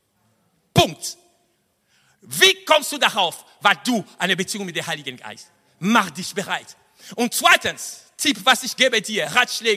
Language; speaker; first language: German; non-native, fluent; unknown